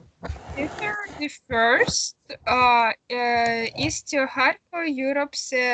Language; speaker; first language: Hindi; non-native, learner; Russian